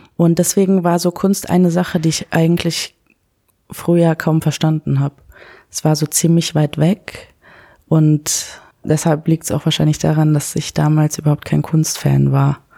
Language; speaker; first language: German; early bilingual, other home language; Kurdish